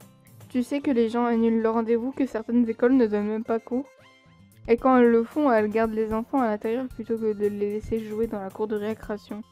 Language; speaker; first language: French; native; French